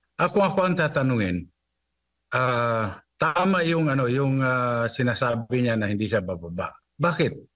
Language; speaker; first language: Filipino; non-native, local second language; Cebuano